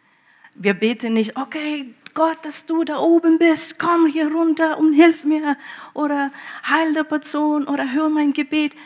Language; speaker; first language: German; early bilingual, heritage; German